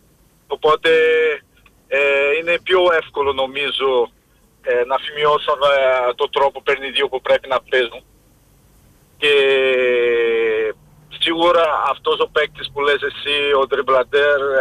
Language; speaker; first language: Greek; non-native, fluent; Portuguese